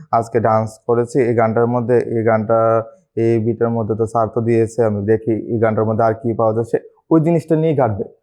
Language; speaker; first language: Bangla; native; Bangla